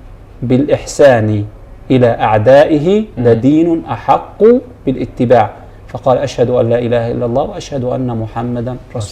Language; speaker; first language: Arabic; native; Arabic